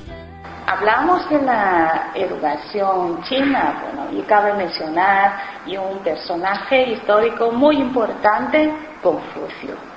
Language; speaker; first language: Spanish; non-native, fluent; Chinese